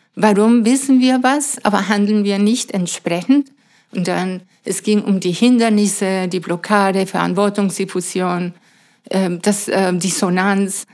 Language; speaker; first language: German; non-native, fluent; Spanish